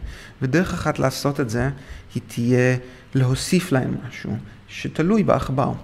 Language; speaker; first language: Hebrew; native; Hebrew